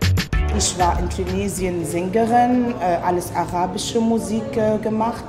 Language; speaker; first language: German; non-native, learner; Arabic